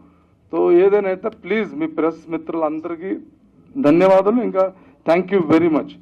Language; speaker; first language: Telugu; early bilingual, heritage; Telugu